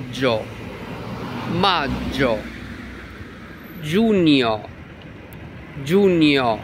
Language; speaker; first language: Italian; non-native, fluent; Arabic